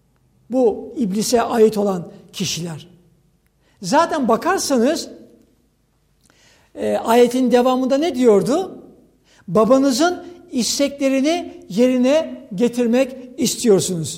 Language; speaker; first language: Turkish; native; Turkish